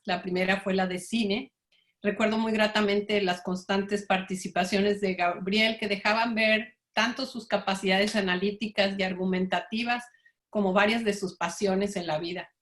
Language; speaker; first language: Spanish; native; Spanish